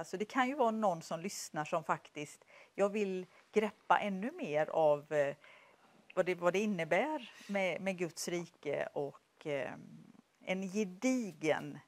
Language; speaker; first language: Swedish; native; Swedish